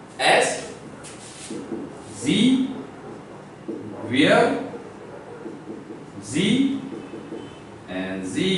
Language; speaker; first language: German; non-native, learner; Hindi